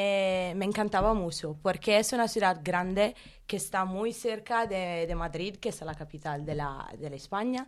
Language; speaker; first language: Spanish; non-native, learner; Italian